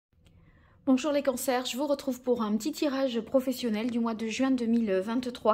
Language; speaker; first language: French; native; French